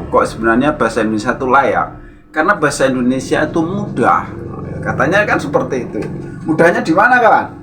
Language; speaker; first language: Indonesian; native; Indonesian